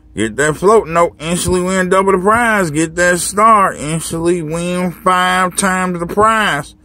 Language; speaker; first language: English; native; English